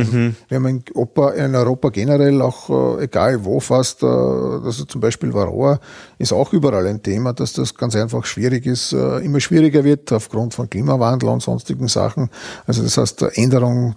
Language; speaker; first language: German; native; German